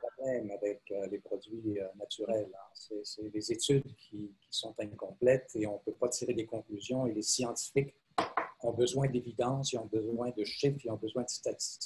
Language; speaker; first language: French; native; French